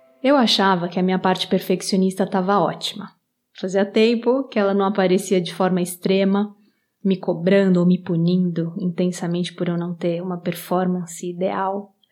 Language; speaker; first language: Portuguese; native; Portuguese